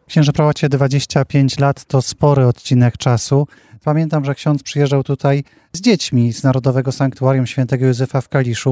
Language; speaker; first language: Polish; native; Polish